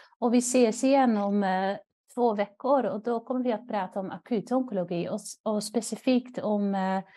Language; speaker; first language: Swedish; non-native, fluent; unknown